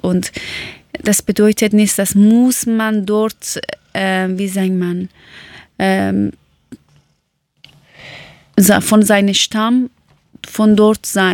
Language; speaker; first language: German; early bilingual, other home language; Persian